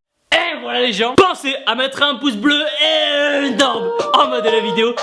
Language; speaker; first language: French; native; French